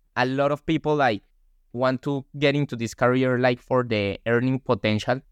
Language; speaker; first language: English; non-native, fluent; Spanish